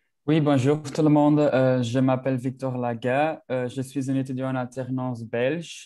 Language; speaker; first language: French; non-native, local second language; Dutch